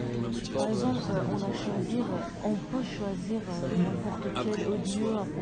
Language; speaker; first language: French; non-native, learner; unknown